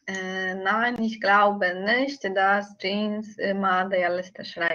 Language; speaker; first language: German; non-native, learner; Polish